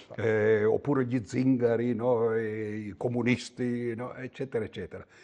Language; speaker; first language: Italian; native; Italian